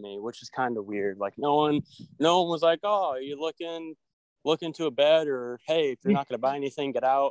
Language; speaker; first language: English; native; English